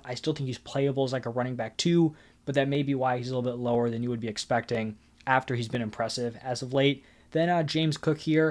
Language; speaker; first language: English; native; English